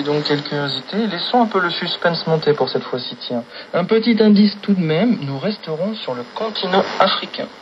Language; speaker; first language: French; native; French